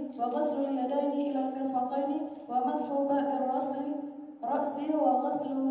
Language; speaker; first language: Arabic; non-native, learner; Indonesian